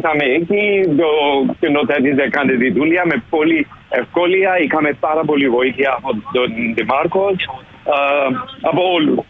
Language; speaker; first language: Greek; non-native, fluent; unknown